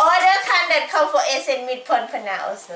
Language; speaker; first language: German; non-native, learner; Thai